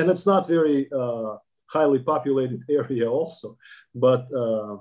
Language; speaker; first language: English; non-native, fluent; Kazakh